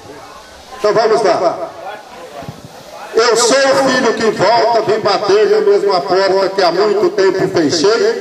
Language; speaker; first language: Portuguese; native; Portuguese